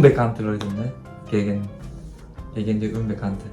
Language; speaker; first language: German; non-native, learner; Japanese